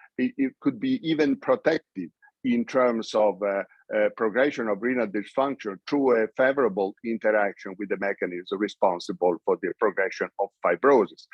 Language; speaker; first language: English; non-native, fluent; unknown